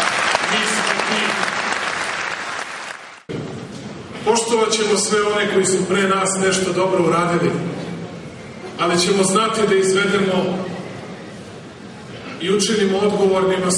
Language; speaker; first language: Serbian; native; Serbian